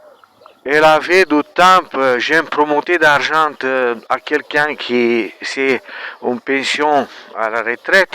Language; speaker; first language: French; non-native, learner; Romanian